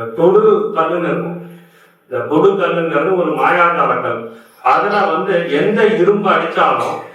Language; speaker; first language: Tamil; native; Tamil